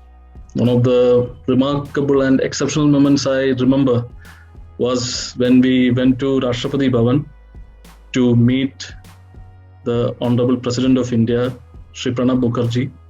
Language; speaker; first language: English; non-native, local second language; Malayalam